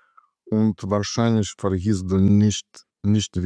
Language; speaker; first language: German; non-native, learner; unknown